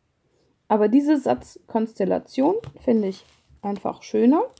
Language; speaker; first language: German; non-native, fluent; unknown